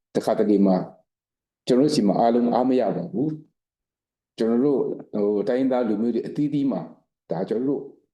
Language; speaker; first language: Burmese; non-native, local second language; Kachin